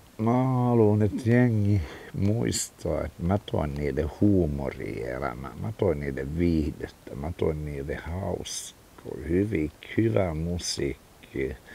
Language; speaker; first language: Finnish; early bilingual, other home language; Swedish